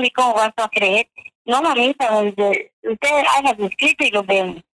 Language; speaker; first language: Spanish; native; Spanish